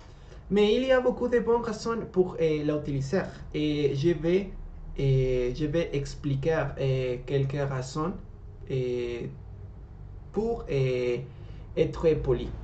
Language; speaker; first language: French; non-native, learner; Spanish